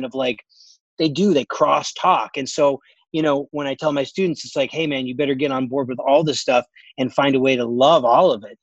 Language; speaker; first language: English; native; English